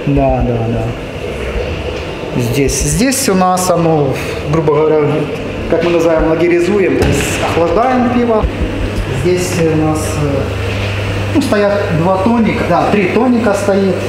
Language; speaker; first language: Russian; native; Russian